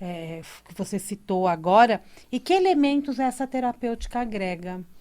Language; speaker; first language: Portuguese; native; Portuguese